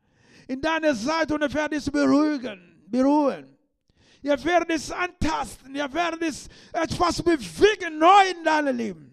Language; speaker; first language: German; non-native, learner; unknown